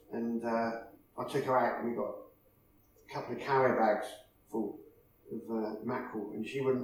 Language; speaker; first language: English; native; English